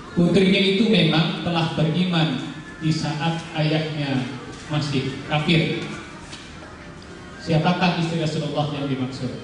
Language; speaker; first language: Indonesian; native; Indonesian